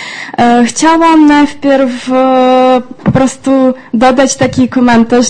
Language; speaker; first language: Polish; non-native, fluent; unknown